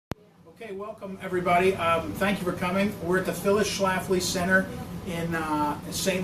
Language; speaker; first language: English; native; English